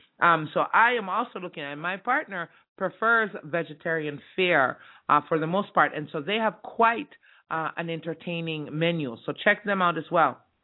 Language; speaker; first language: English; native; English